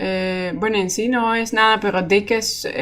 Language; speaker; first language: Spanish; non-native, fluent; Dutch